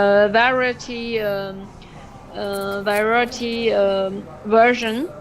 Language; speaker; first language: English; non-native, learner; French